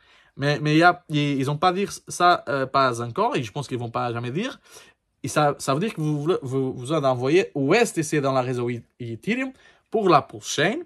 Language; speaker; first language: French; non-native, learner; Portuguese